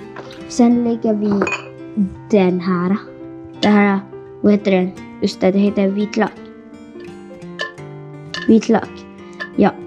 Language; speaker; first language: Swedish; non-native, fluent; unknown